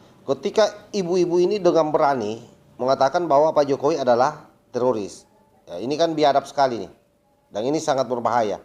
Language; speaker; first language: Indonesian; native; Indonesian